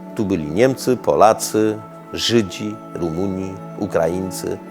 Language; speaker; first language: Polish; early bilingual, heritage; Romanian